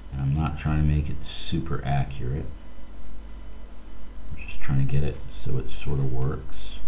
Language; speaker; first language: English; native; English